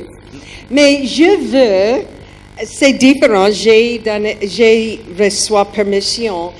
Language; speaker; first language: French; non-native, learner; German